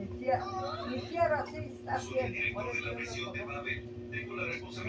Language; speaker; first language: Spanish; non-native, local second language; Quechua